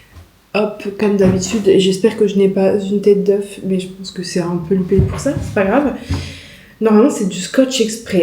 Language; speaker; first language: French; native; French